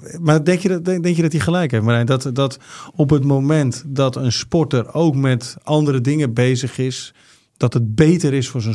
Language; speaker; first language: Dutch; native; Dutch